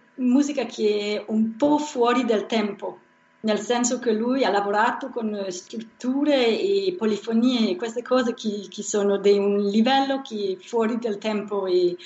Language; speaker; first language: Italian; non-native, fluent; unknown